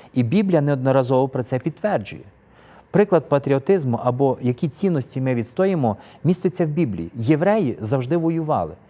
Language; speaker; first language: Ukrainian; native; Ukrainian